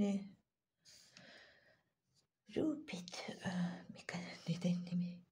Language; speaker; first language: Finnish; non-native, fluent; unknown